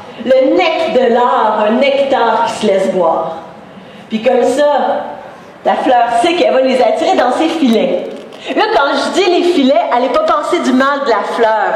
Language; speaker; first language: French; native; French